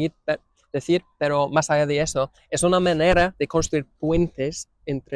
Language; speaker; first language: Spanish; non-native, fluent; English